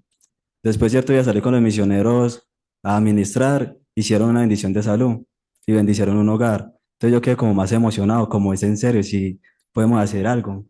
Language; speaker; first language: Spanish; native; Spanish